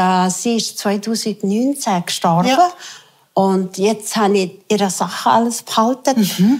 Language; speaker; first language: German; non-native, fluent; Tibetan